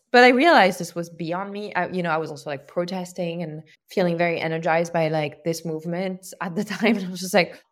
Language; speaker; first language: English; non-native, fluent; French